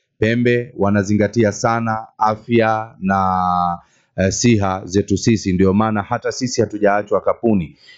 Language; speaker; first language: Swahili; native; Swahili